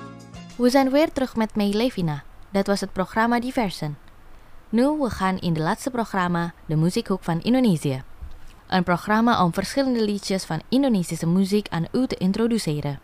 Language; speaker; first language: Dutch; non-native, fluent; Indonesian